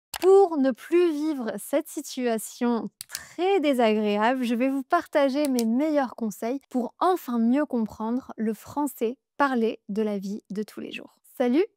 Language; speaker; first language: French; native; French